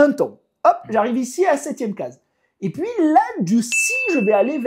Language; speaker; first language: French; native; French